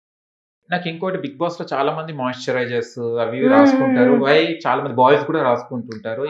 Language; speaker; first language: Telugu; native; Telugu